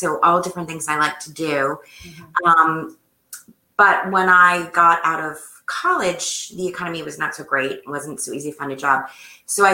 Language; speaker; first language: English; native; English